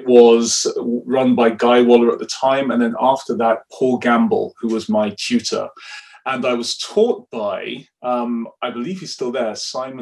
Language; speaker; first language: English; non-native, local second language; Yoruba